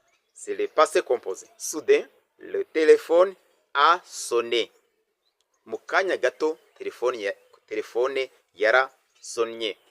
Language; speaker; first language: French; non-native, local second language; Kinyarwanda